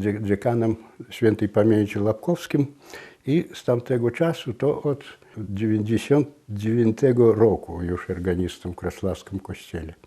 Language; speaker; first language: Polish; non-native, local second language; Belarusian